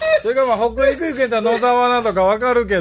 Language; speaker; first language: Japanese; native; Japanese